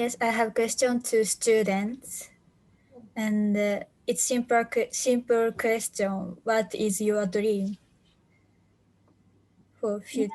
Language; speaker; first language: English; non-native, learner; Japanese